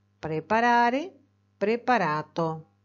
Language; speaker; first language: Italian; non-native, fluent; Spanish